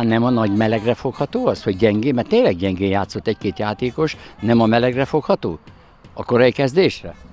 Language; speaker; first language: Hungarian; native; Hungarian